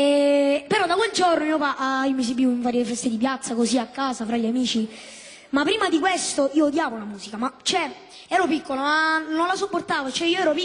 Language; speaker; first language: Italian; native; Italian